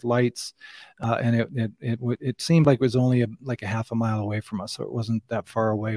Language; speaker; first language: English; native; English